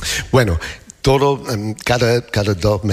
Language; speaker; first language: Spanish; non-native, learner; English